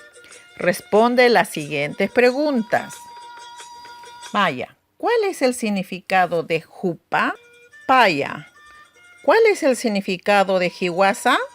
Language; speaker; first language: Spanish; non-native, local second language; Aymara